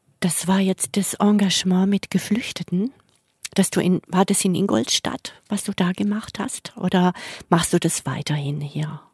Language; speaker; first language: German; native; German